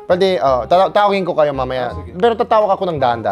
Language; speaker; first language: Filipino; non-native, fluent; Korean